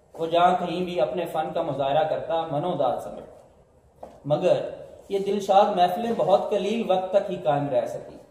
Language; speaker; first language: Urdu; non-native, local second language; Punjabi